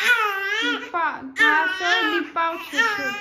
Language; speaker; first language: Chinese; non-native, learner; Nepali